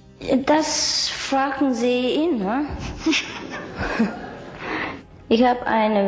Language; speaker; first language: German; non-native, learner; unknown